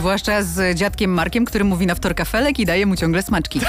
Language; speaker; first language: Polish; native; Polish